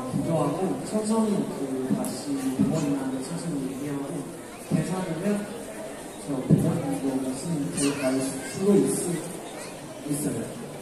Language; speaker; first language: Korean; non-native, learner; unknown